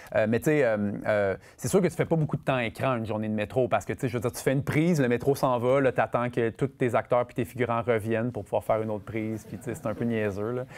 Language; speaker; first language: French; native; French